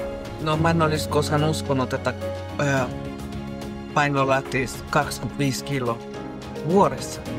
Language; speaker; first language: Finnish; non-native, fluent; Spanish